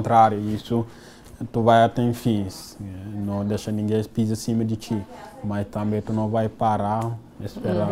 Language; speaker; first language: Portuguese; non-native, fluent; Wolof